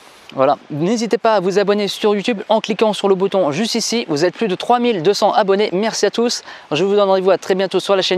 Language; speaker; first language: French; native; French